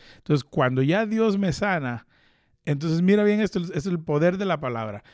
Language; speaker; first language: Spanish; early bilingual, heritage; Spanish